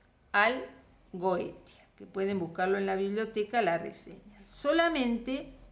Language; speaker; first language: Spanish; native; Spanish